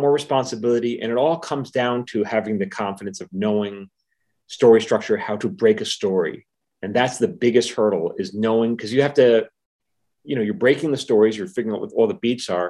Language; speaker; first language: English; native; English